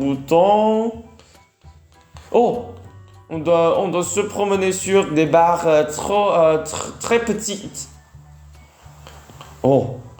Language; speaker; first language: French; non-native, learner; Vietnamese